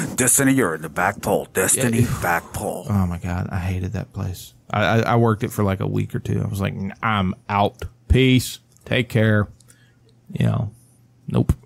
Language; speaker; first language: English; native; English